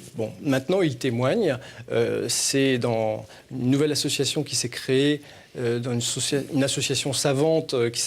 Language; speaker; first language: French; native; French